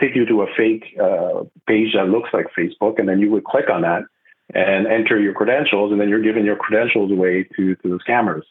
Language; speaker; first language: English; non-native, fluent; French